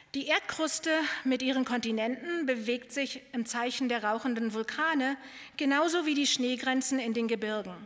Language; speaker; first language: German; native; German